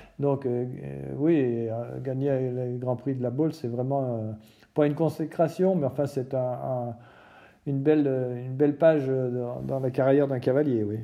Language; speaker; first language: French; native; French